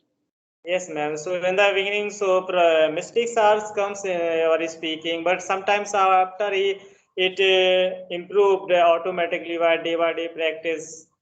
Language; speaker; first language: English; non-native, learner; Hindi